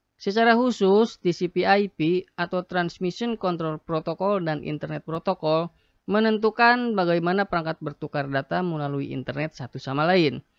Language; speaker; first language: Indonesian; native; Indonesian